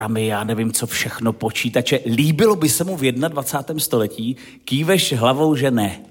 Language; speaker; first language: Czech; native; Czech